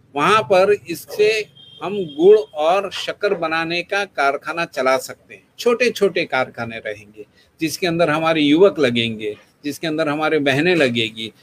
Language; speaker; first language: Hindi; non-native, local second language; Gujarati